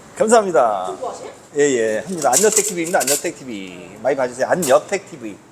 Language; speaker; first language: Korean; native; Korean